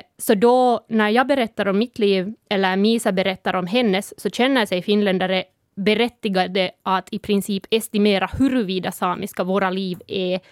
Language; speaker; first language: Swedish; non-native, local second language; Northern Sami